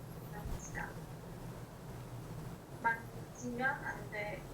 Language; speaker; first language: Korean; non-native, learner; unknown